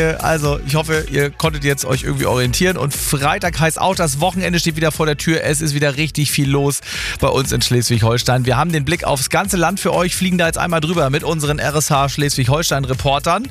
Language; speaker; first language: German; native; German